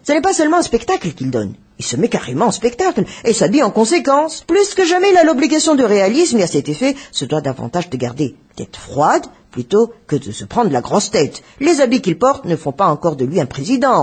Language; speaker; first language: French; non-native, local second language; Malagasy